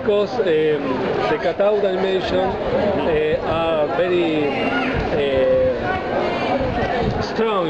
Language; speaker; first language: English; non-native, learner; Spanish